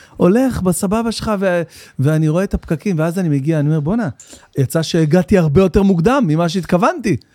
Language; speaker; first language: Hebrew; native; Hebrew